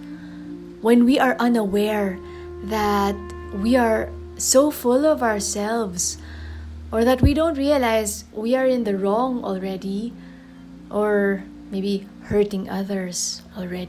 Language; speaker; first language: English; non-native, local second language; Filipino